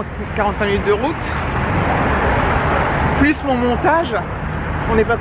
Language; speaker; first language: French; native; French